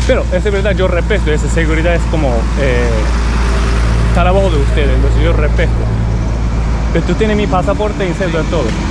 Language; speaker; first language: Spanish; non-native, learner; Japanese